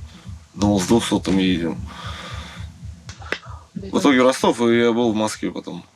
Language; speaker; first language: Russian; native; Russian